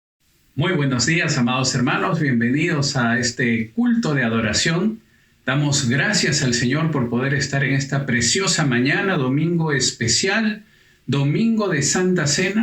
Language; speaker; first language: Spanish; native; Spanish